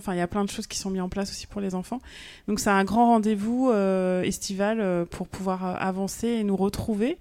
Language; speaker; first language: French; native; French